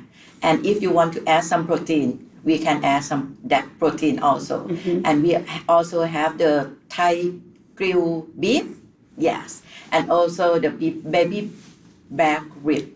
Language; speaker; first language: English; non-native, learner; Thai